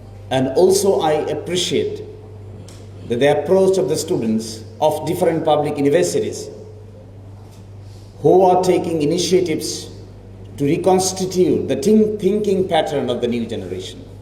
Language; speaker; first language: English; non-native, local second language; Bangla